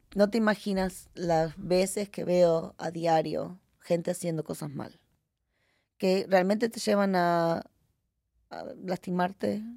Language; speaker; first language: Spanish; native; Spanish